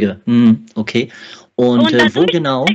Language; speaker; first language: German; native; German